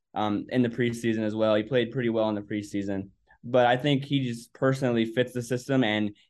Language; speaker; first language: English; native; English